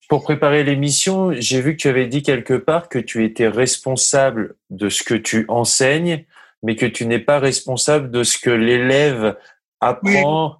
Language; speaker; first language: French; native; French